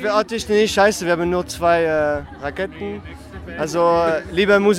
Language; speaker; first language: German; non-native, fluent; French